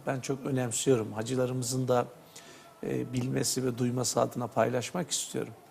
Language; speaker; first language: Turkish; native; Turkish